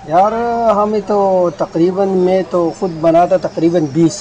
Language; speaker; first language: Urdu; non-native, local second language; Punjabi